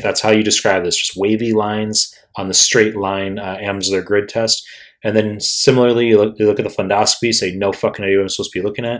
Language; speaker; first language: English; native; English